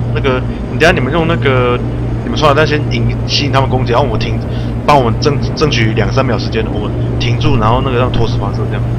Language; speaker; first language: Chinese; native; Chinese